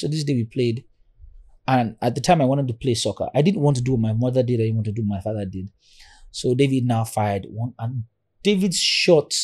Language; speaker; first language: English; non-native, local second language; Yoruba